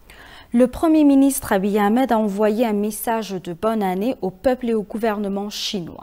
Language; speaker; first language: French; non-native, fluent; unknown